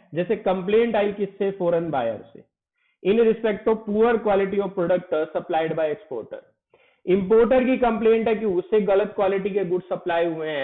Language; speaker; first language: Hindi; native; Hindi